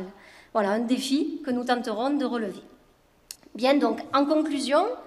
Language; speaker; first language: French; native; French